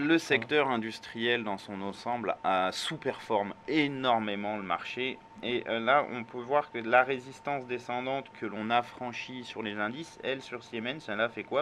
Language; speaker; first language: French; native; French